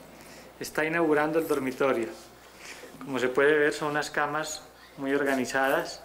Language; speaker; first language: Spanish; native; Spanish